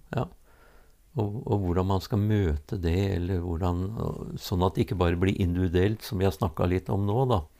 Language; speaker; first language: Norwegian; native; Norwegian